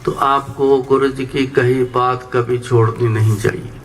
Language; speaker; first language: Hindi; non-native, local second language; Punjabi